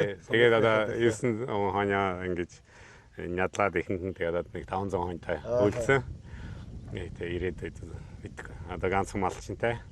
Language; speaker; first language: Mongolian; non-native, fluent; Hungarian